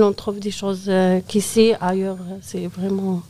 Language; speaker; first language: French; non-native, fluent; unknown